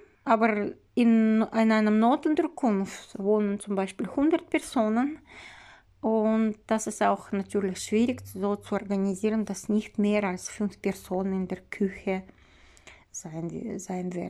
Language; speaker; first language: German; non-native, learner; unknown